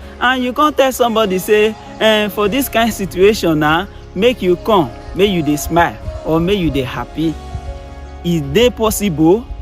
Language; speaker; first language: Nigerian Pidgin; non-native, local second language; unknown